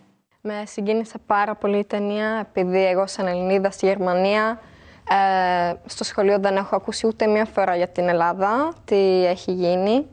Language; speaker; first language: Greek; early bilingual, heritage; Greek